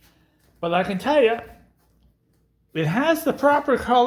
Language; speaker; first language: English; native; English